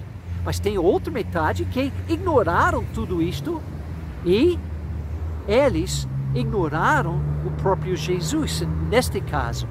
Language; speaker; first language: Portuguese; non-native, fluent; English